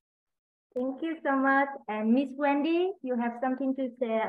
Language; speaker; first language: English; non-native, learner; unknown